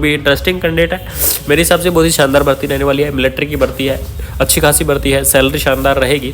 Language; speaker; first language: Hindi; native; Hindi